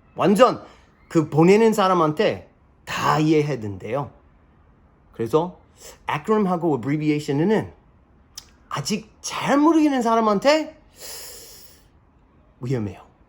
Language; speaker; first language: Korean; non-native, learner; English